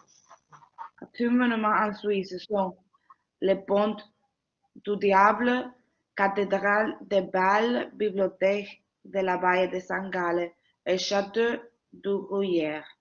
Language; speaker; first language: French; non-native, learner; Spanish